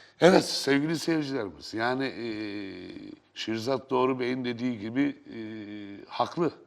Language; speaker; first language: Turkish; native; Turkish